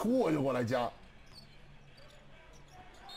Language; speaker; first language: Chinese; native; Chinese